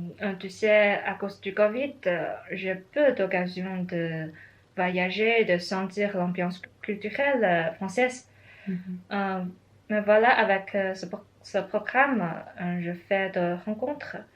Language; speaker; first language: French; non-native, learner; Chinese